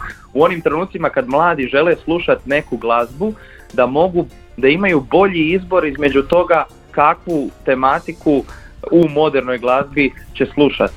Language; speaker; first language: Croatian; native; Croatian